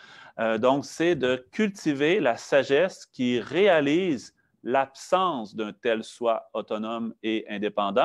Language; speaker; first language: French; native; French